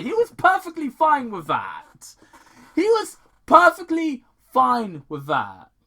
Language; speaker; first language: English; native; English